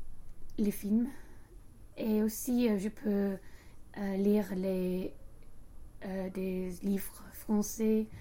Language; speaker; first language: French; non-native, learner; English